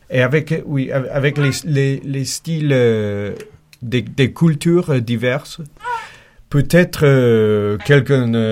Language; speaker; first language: French; non-native, fluent; English